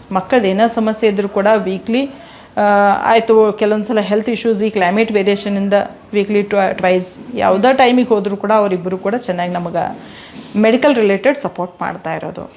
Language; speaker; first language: Kannada; native; Kannada